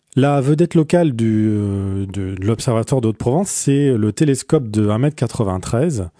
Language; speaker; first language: French; native; French